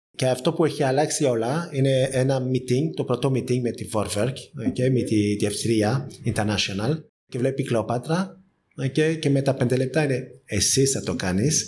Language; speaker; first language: Greek; non-native, fluent; French